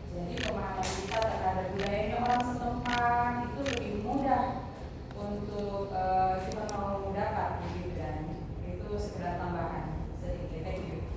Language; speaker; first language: Indonesian; non-native, local second language; Javanese